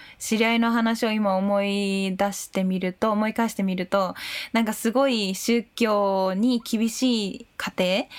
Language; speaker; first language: Japanese; native; Japanese